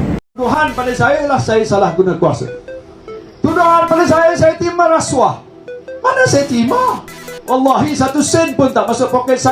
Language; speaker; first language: Malay; native; Malay